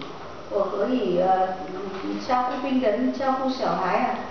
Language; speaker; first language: Chinese; non-native, learner; Vietnamese